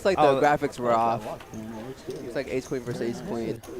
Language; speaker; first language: English; native; English